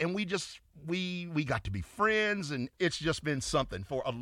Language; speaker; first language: English; native; English